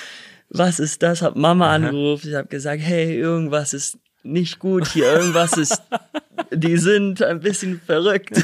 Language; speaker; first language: German; early bilingual, heritage; German